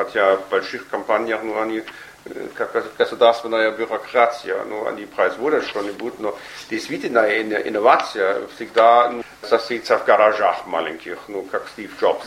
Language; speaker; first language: Russian; non-native, fluent; German